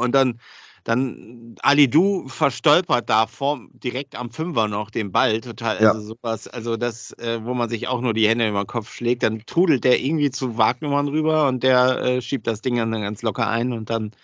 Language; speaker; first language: German; native; German